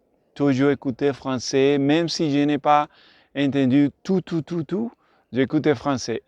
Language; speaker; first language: French; non-native, learner; Spanish